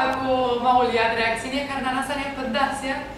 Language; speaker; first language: Indonesian; non-native, fluent; Romanian